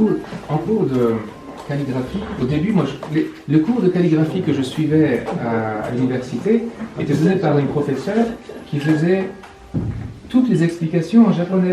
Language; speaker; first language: French; non-native, fluent; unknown